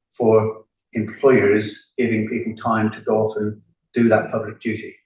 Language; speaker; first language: English; native; English